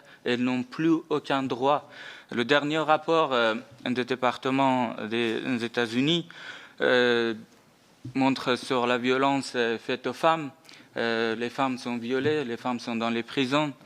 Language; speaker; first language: French; non-native, fluent; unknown